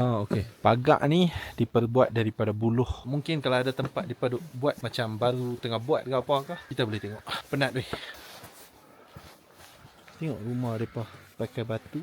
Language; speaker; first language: Malay; native; Malay